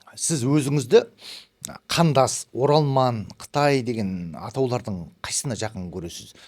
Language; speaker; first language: Kazakh; early bilingual, heritage; Kazakh